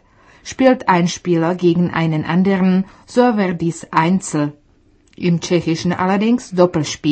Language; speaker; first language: German; non-native, fluent; Czech